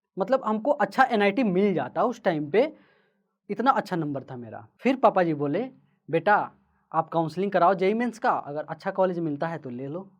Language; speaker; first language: Hindi; native; Hindi